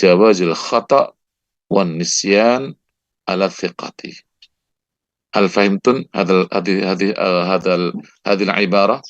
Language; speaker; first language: Arabic; non-native, fluent; Indonesian